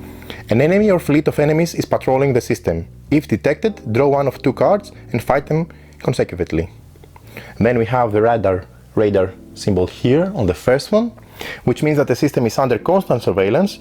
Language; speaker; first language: English; non-native, fluent; Greek